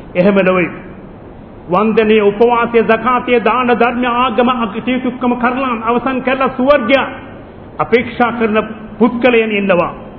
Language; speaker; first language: Sinhala; non-native, local second language; Tamil